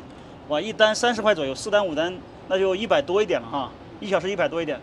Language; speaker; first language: Chinese; native; Chinese